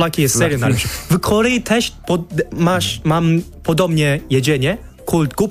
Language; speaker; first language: Polish; non-native, learner; Korean